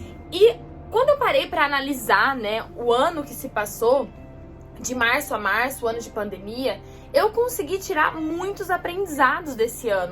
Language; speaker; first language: Portuguese; native; Portuguese